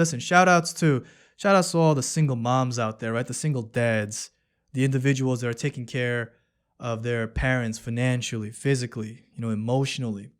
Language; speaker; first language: English; early bilingual, other home language; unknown